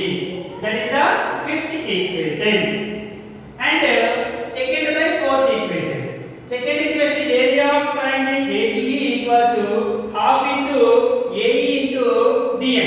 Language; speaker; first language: English; non-native, local second language; Telugu